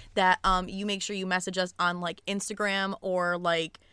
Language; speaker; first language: English; native; English